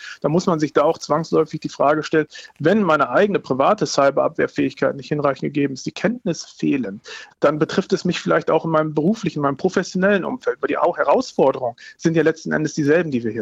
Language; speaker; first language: German; native; German